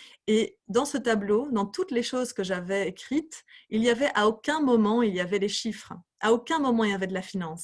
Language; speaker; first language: French; native; French